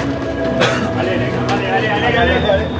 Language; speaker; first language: French; native; French